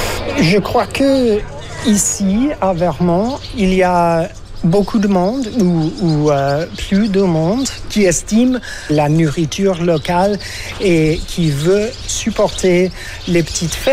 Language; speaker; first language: French; non-native, fluent; English